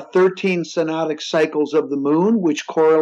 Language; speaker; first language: English; native; English